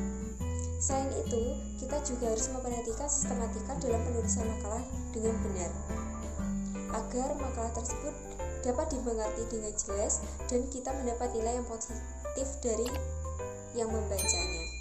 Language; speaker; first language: Indonesian; native; Indonesian